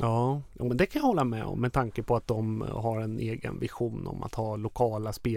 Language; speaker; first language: Swedish; native; Swedish